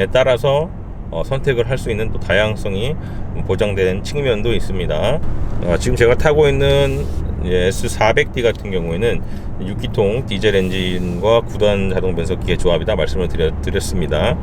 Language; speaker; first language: Korean; native; Korean